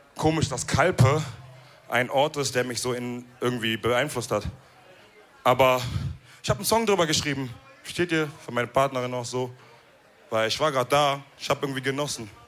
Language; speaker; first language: German; early bilingual, other home language; Wolof